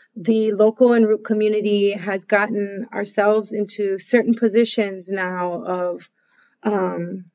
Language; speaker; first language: English; native; English